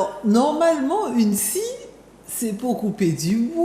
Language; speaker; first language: French; native; French